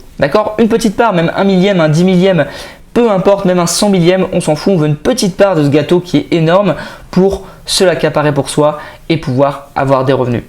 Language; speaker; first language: French; native; French